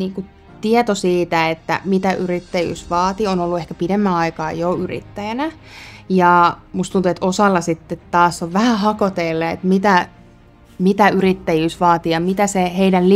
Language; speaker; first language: Finnish; native; Finnish